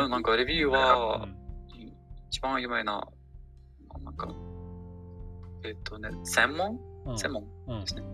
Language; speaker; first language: Japanese; non-native, learner; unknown